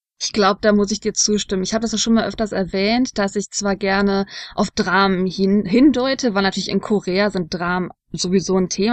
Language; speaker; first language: German; native; German